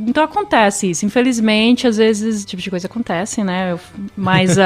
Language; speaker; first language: Portuguese; native; Portuguese